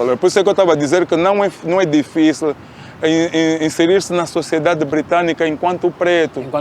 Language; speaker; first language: Portuguese; native; Portuguese